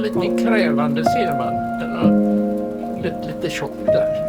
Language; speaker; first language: Swedish; native; Swedish